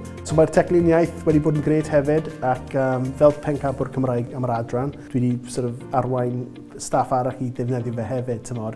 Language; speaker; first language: Welsh; non-native, local second language; English